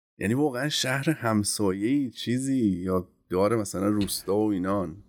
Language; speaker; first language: Persian; non-native, local second language; Azerbaijani